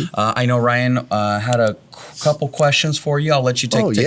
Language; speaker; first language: English; native; English